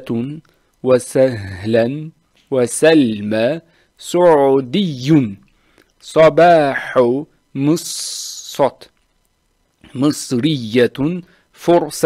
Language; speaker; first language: Arabic; non-native, fluent; Uzbek